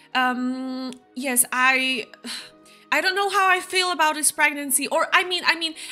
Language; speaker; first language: English; non-native, fluent; Slovak